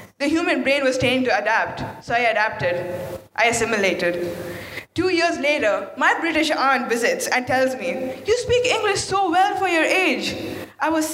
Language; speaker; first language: English; non-native, fluent; Malayalam